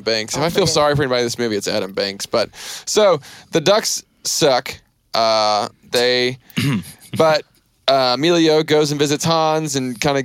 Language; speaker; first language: English; native; English